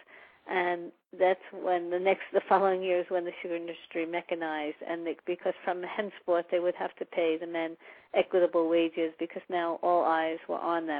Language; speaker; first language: English; native; English